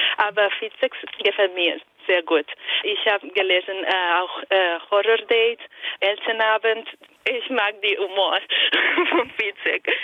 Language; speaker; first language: German; non-native, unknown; Italian